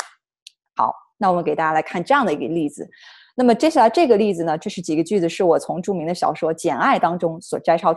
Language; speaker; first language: Chinese; native; Chinese